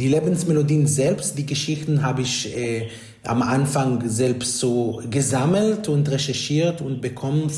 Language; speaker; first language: German; non-native, fluent; Hebrew